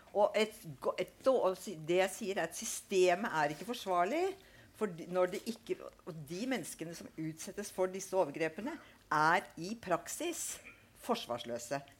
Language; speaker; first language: Norwegian; native; Norwegian